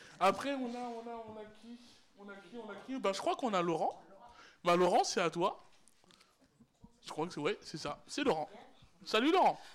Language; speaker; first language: French; native; French